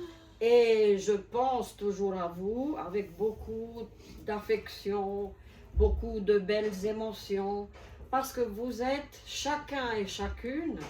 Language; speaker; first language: French; non-native, fluent; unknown